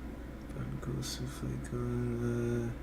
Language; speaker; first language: Vietnamese; non-native, learner; English